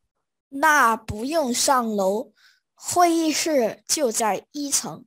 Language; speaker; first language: Chinese; non-native, fluent; Vietnamese